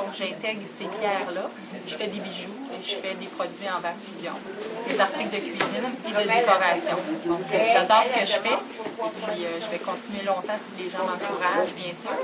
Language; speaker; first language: French; native; French